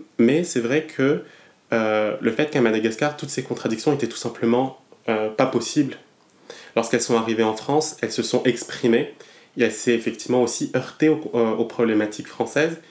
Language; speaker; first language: French; non-native, local second language; Malagasy